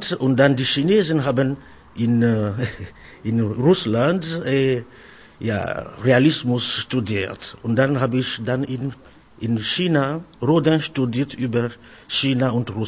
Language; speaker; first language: German; non-native, fluent; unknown